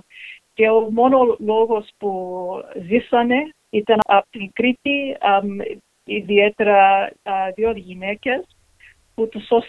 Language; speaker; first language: Greek; early bilingual, heritage; English